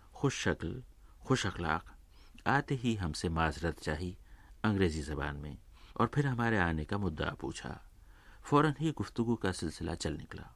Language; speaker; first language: Urdu; native; Urdu